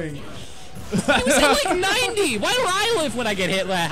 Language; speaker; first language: English; native; English